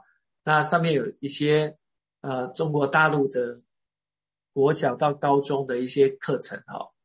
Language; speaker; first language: Chinese; native; Chinese